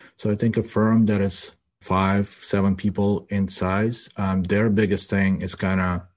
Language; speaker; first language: English; early bilingual, other home language; Russian